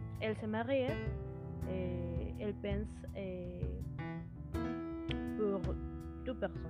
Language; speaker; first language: French; non-native, learner; Spanish